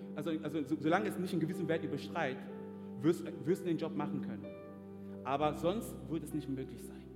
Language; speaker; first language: German; non-native, fluent; French